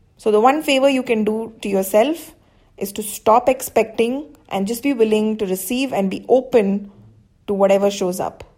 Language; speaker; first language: English; non-native, local second language; Hindi